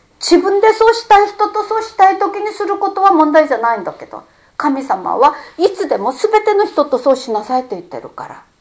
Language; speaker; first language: Japanese; non-native, fluent; Korean